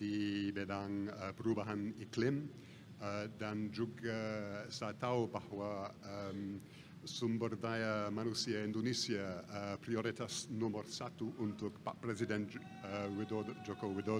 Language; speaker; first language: Indonesian; non-native, fluent; English